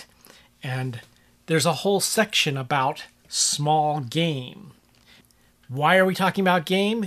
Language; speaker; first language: English; native; English